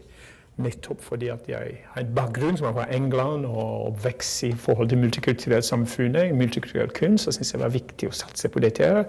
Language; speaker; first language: Norwegian; non-native, fluent; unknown